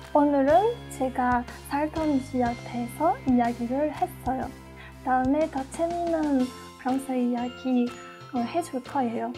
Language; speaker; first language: Korean; non-native, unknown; French